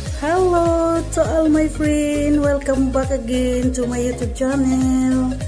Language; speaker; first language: English; non-native, local second language; Filipino